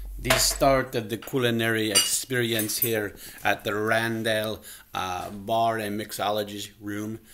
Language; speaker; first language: English; native; English